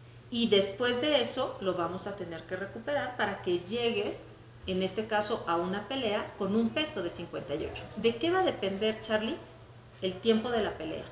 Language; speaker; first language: Spanish; native; Spanish